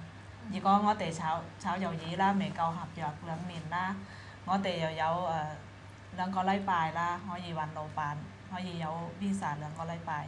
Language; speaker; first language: Cantonese; non-native, fluent; Thai